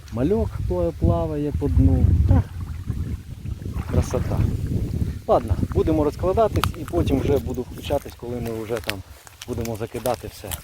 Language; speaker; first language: Ukrainian; native; Ukrainian